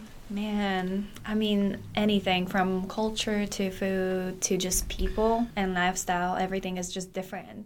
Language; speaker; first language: English; non-native, fluent; Polish